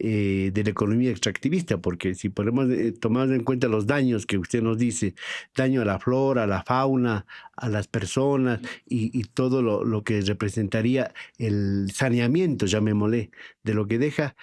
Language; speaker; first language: Spanish; native; Spanish